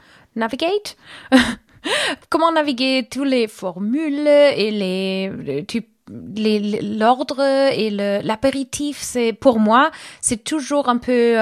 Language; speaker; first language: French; non-native, learner; German